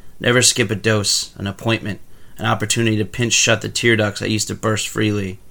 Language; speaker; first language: English; native; English